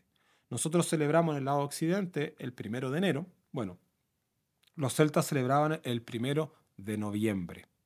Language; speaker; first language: Spanish; native; Spanish